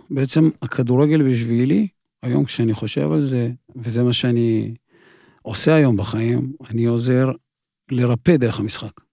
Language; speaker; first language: Hebrew; non-native, fluent; Russian